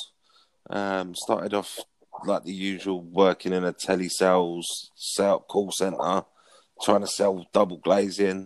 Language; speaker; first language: English; native; English